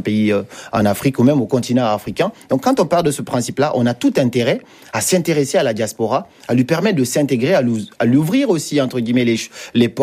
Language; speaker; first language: French; non-native, local second language; Fula